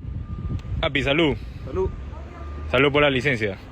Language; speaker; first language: Spanish; early bilingual, heritage; Japanese